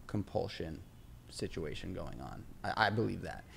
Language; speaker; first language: English; native; English